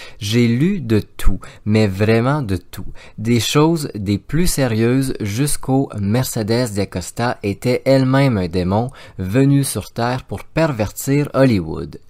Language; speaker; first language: French; native; French